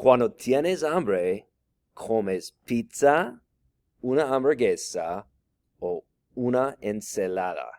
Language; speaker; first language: Spanish; non-native, fluent; English